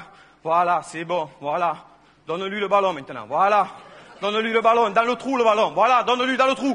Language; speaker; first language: French; native; French